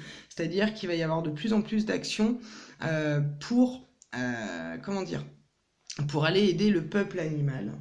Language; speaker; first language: French; native; French